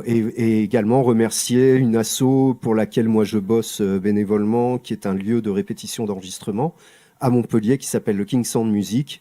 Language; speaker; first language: French; native; French